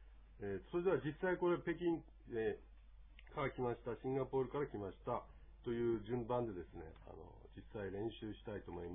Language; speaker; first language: Japanese; native; Japanese